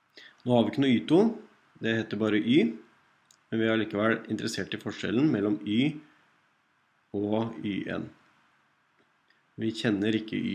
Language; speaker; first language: Norwegian; native; Norwegian